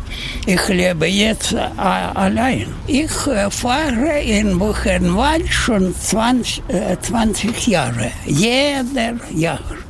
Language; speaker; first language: German; non-native, learner; Russian